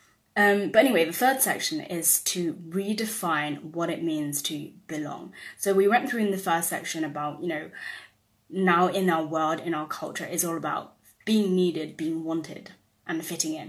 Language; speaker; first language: English; native; English